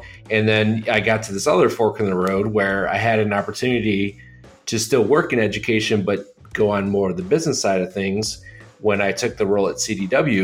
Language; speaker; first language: English; native; English